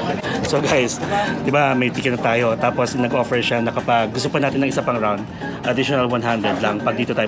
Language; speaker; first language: Filipino; native; Filipino